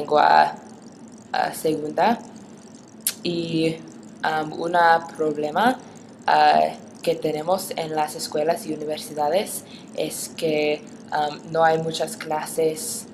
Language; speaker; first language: Spanish; non-native, learner; English